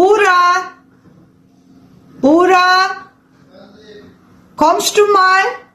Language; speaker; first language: German; early bilingual, other home language; Turkish